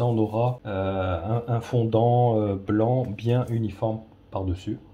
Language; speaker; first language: French; native; French